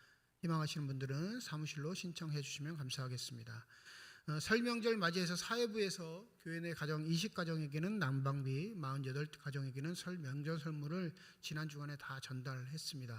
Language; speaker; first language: Korean; native; Korean